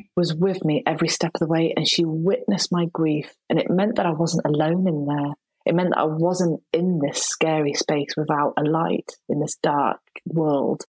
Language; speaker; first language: English; native; English